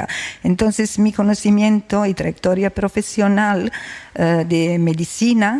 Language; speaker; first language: Spanish; non-native, learner; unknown